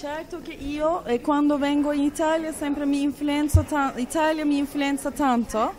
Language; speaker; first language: Italian; non-native, fluent; Turkish